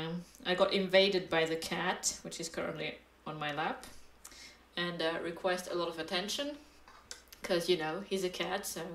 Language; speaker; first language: English; non-native, fluent; French